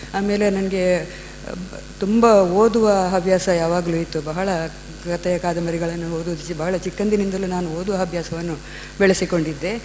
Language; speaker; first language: Kannada; non-native, local second language; Malayalam